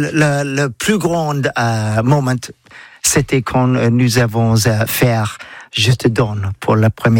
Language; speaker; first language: French; non-native, learner; English